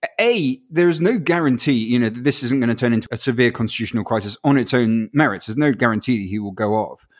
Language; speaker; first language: English; early bilingual, other home language; Spanish